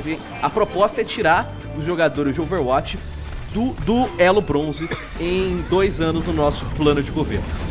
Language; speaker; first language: Portuguese; native; Portuguese